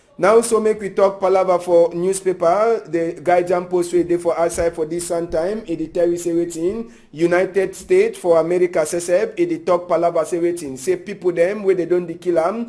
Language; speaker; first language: Nigerian Pidgin; native; Nigerian Pidgin